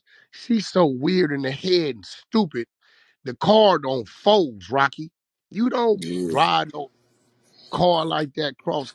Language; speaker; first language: English; native; English